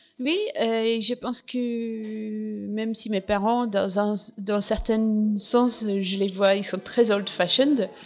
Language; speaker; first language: French; non-native, fluent; English